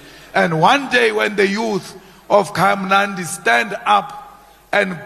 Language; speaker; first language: English; non-native, local second language; Northern Sotho